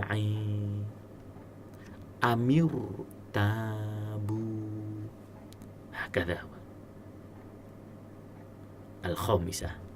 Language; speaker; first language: Arabic; non-native, fluent; Indonesian